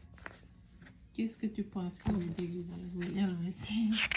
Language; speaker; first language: French; non-native, learner; English